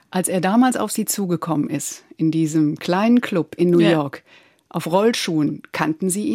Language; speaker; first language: German; native; German